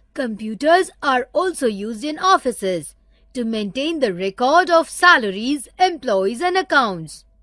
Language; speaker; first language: English; non-native, local second language; Urdu